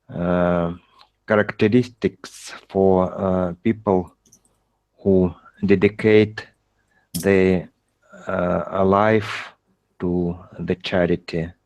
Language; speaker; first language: English; non-native, learner; Russian